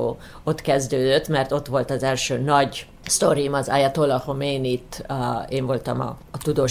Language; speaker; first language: Hungarian; early bilingual, heritage; Hungarian